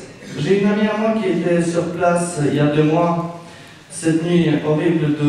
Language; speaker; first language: French; non-native, fluent; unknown